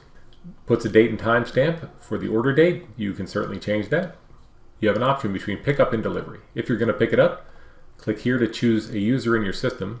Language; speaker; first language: English; native; English